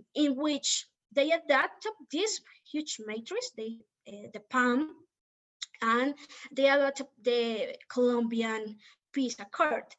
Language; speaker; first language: English; non-native, fluent; Spanish